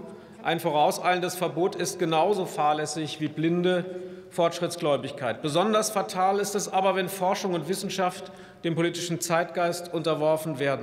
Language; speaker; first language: German; native; German